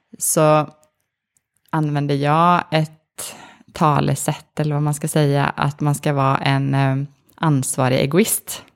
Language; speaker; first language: Swedish; native; Swedish